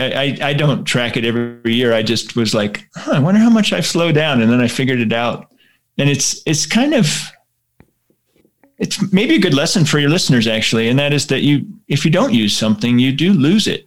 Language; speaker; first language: English; native; English